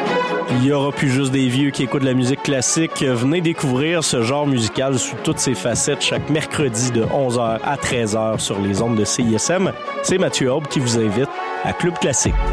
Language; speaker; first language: French; native; French